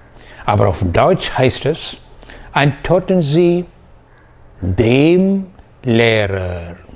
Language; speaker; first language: German; non-native, fluent; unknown